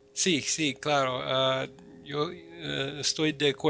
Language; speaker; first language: Spanish; non-native, fluent; English